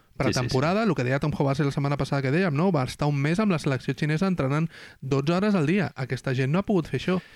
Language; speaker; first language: Catalan; non-native, local second language; Spanish